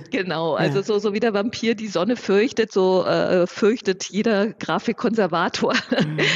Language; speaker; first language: German; native; German